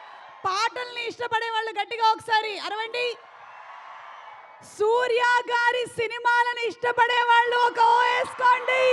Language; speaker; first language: Telugu; native; Telugu